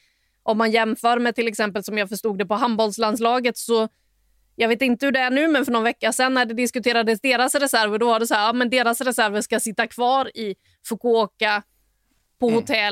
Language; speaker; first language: Swedish; native; Swedish